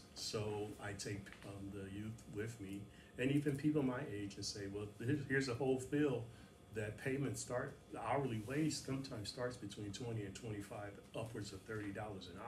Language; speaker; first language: English; native; English